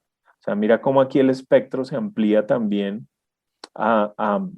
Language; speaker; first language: Spanish; native; Spanish